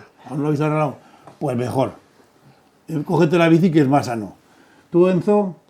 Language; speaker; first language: Spanish; native; Spanish